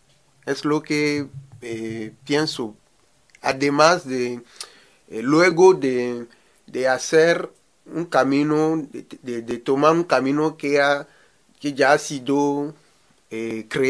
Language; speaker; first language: Spanish; non-native, learner; Ewe